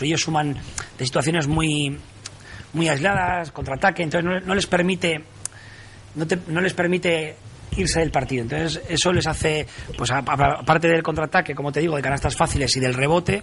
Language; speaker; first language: Spanish; native; Spanish